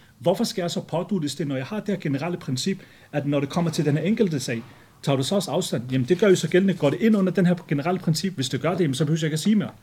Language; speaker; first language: Danish; early bilingual, other home language; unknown